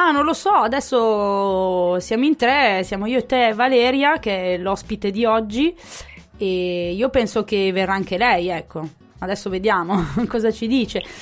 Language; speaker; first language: Italian; native; Italian